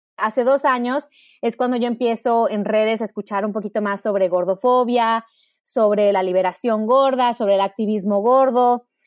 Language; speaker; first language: Spanish; native; Spanish